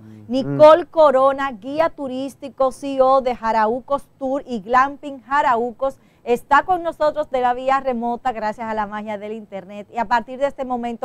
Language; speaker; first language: Spanish; native; Spanish